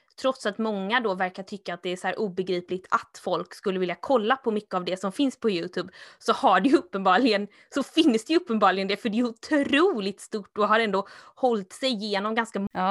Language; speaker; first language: Swedish; native; Swedish